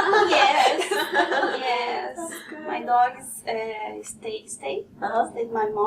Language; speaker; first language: English; non-native, learner; Portuguese